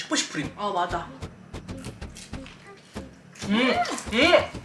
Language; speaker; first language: Korean; native; Korean